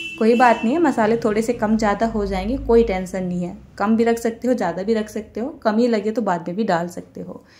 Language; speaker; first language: Hindi; native; Hindi